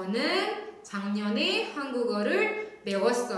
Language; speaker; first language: Korean; non-native, fluent; Indonesian